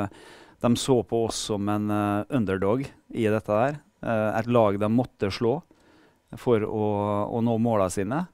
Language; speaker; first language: Norwegian; native; Norwegian